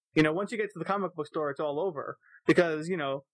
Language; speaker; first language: English; native; English